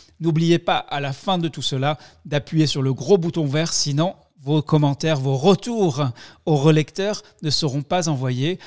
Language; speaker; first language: French; native; French